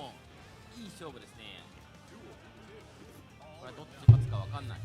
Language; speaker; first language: Japanese; native; Japanese